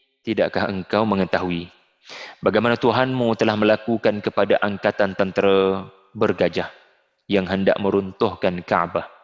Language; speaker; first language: Malay; native; Malay